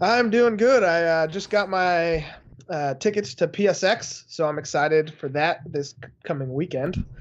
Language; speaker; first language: English; native; English